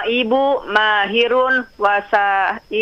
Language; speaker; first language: Arabic; non-native, learner; Indonesian